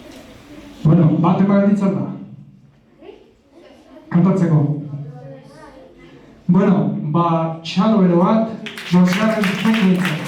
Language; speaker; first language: Basque; native; Basque